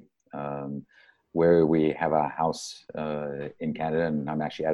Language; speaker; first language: English; native; English